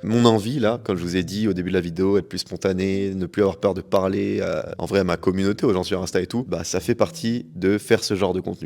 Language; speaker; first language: French; native; French